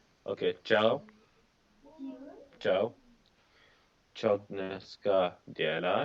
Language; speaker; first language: Czech; non-native, learner; English